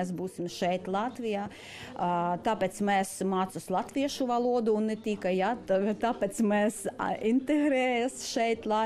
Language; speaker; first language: Latvian; non-native, learner; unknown